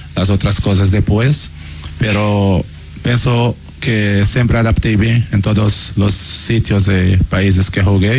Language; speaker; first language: Spanish; non-native, learner; Portuguese